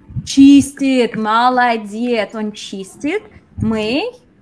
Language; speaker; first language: Russian; non-native, fluent; English